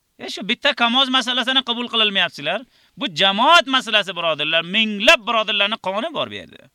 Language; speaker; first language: Uzbek; native; Uzbek